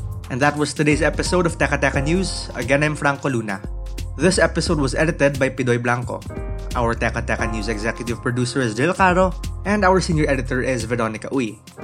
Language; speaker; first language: English; non-native, local second language; Filipino